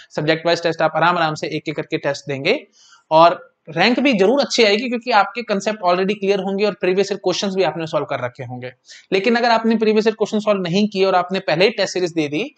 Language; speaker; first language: Hindi; native; Hindi